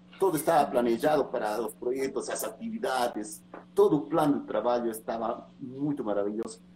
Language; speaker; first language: Portuguese; non-native, learner; Spanish